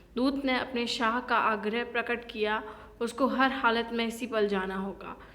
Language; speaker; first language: Hindi; native; Hindi